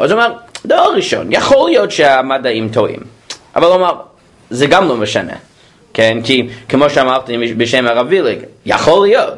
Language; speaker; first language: Hebrew; non-native, fluent; English